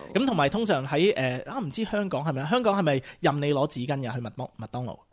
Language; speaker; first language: Cantonese; early bilingual, heritage; Cantonese